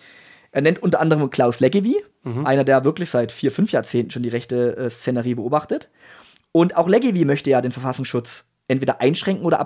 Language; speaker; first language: German; native; German